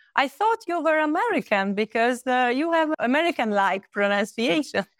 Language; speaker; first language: English; non-native, fluent; Hungarian